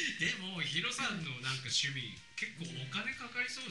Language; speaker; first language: Japanese; native; Japanese